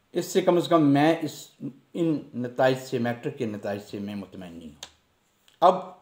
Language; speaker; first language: Urdu; non-native, local second language; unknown